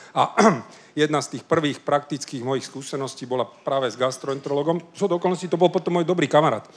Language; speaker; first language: Slovak; non-native, local second language; Hungarian